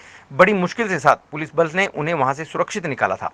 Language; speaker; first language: Hindi; native; Hindi